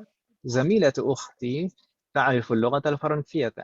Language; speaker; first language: Arabic; non-native, fluent; Indonesian